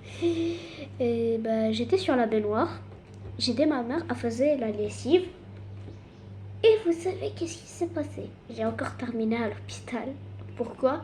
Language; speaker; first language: French; early bilingual, other home language; Arabic